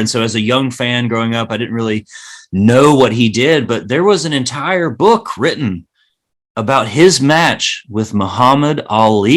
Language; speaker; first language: English; native; English